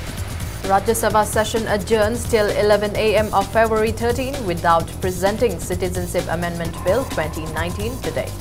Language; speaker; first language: English; non-native, local second language; Manipuri